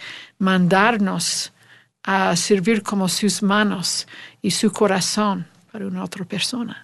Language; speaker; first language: Spanish; non-native, learner; English